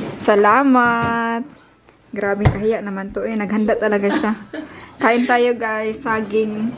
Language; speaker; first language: Filipino; non-native, local second language; Cebuano